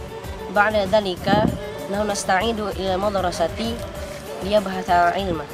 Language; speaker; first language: Arabic; non-native, learner; Indonesian